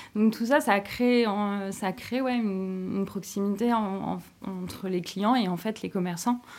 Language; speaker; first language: French; native; French